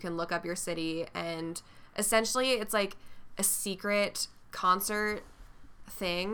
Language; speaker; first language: English; native; English